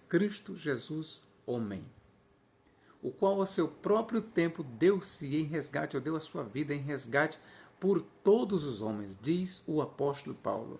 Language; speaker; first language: Portuguese; native; Portuguese